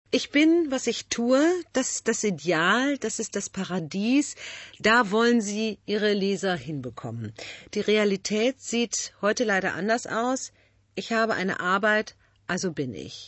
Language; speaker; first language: German; native; German